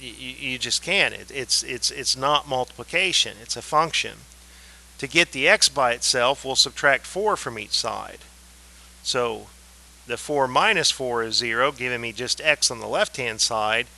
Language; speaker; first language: English; native; English